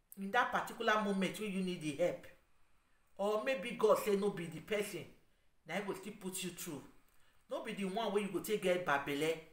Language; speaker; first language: Nigerian Pidgin; non-native, local second language; Bini